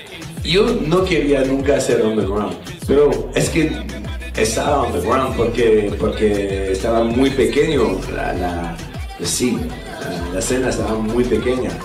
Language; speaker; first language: Spanish; non-native, fluent; French